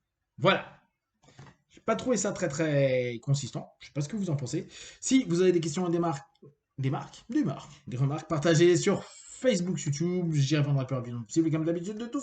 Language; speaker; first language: French; native; French